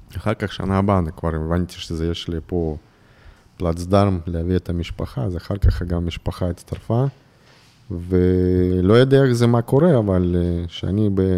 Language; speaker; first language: Hebrew; non-native, fluent; Russian